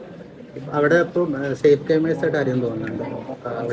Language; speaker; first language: Malayalam; native; Malayalam